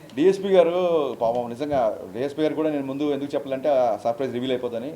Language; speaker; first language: Telugu; native; Telugu